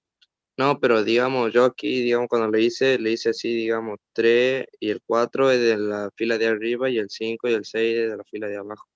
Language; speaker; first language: Spanish; native; Spanish